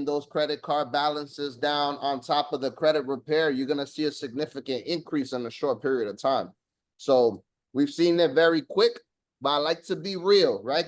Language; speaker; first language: English; native; English